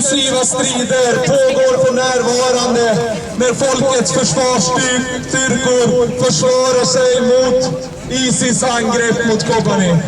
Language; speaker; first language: Swedish; native; Swedish